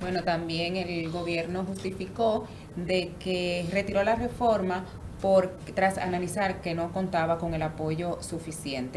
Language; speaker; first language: Spanish; native; Spanish